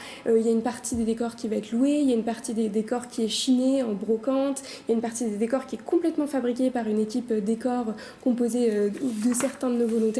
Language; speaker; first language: French; native; French